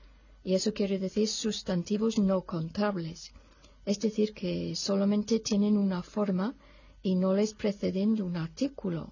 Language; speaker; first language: Spanish; non-native, fluent; English